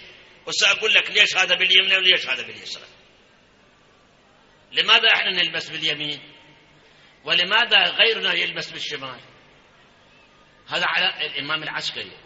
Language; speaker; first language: Arabic; native; Arabic